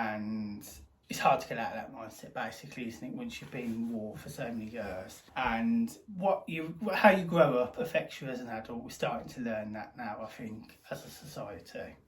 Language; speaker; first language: English; native; English